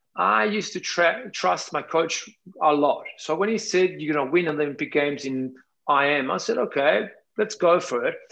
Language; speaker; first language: English; non-native, fluent; Italian